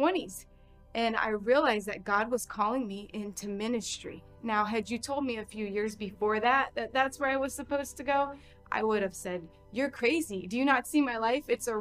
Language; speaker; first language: English; native; English